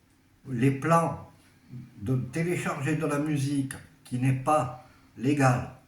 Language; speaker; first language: French; native; French